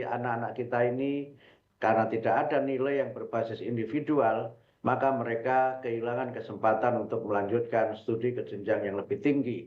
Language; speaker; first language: Indonesian; native; Indonesian